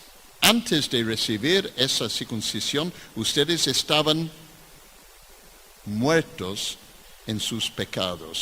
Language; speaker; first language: Spanish; non-native, fluent; English